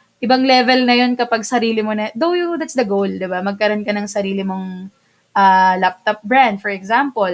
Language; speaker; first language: Filipino; non-native, local second language; Bikol